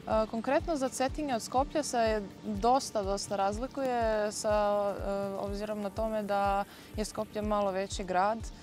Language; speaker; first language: Croatian; non-native, fluent; Macedonian